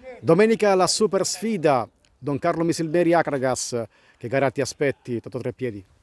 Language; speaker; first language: Italian; native; Italian